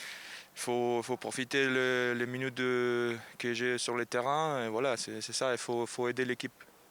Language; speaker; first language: French; non-native, learner; Spanish